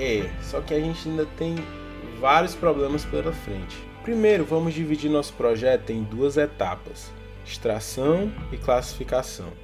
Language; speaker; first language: Portuguese; native; Portuguese